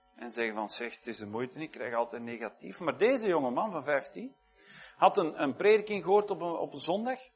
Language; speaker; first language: Dutch; native; Dutch